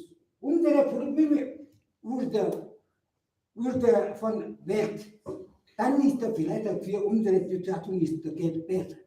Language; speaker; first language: German; non-native, learner; Mongolian